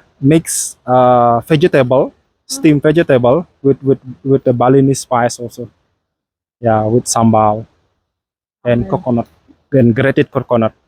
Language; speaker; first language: English; non-native, fluent; Balinese